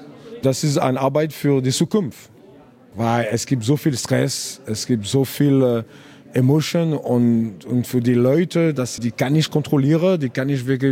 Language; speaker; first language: German; non-native, learner; French